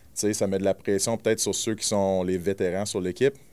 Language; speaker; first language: French; native; French